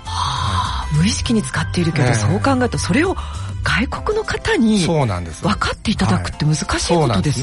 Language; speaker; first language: Japanese; native; Japanese